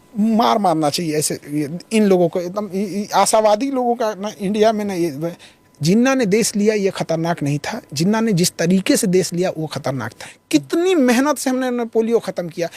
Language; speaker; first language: Hindi; native; Hindi